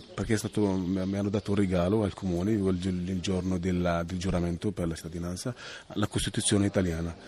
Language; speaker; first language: Italian; non-native, fluent; Arabic